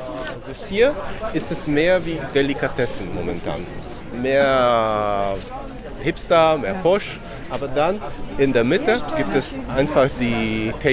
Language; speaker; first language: German; non-native, fluent; Polish